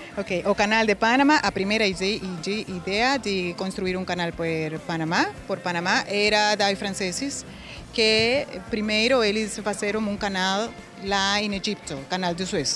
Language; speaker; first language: Portuguese; non-native, learner; Spanish